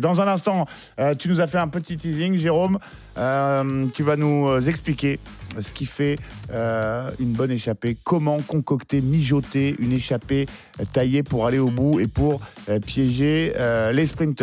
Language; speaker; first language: French; native; French